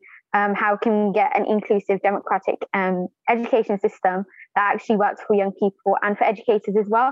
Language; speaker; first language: English; native; English